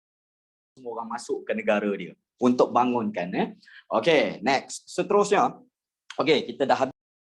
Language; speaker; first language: Malay; native; Malay